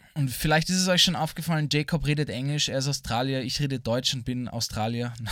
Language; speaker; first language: German; native; German